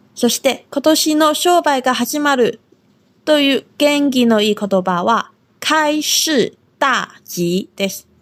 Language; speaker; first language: Japanese; non-native, fluent; Chinese